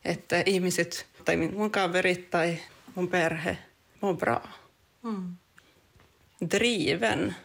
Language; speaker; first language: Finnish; non-native, local second language; Swedish